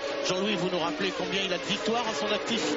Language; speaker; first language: French; native; French